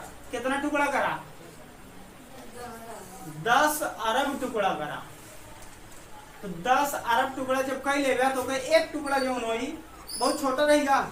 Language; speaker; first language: Hindi; native; Hindi